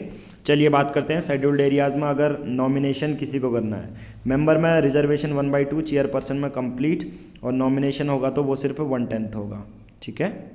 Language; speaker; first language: Hindi; native; Hindi